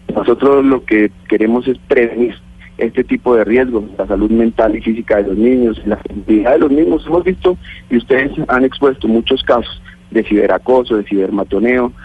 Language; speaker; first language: Spanish; native; Spanish